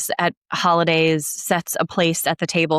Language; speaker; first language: English; native; English